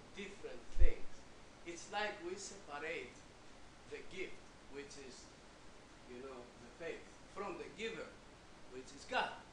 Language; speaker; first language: English; native; English